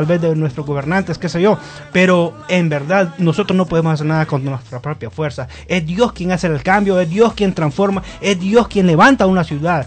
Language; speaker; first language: Spanish; native; Spanish